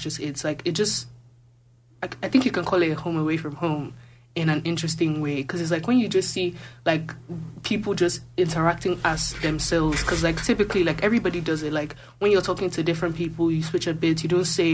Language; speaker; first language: English; non-native, local second language; Igbo